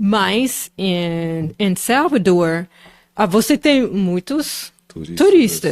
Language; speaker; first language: Portuguese; non-native, fluent; English